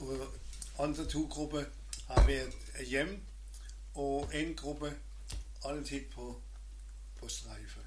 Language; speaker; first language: Norwegian; non-native, learner; German